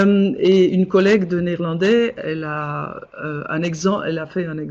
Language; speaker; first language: French; non-native, local second language; Dutch